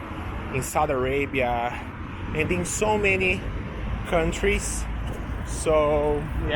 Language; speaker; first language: English; non-native, local second language; Portuguese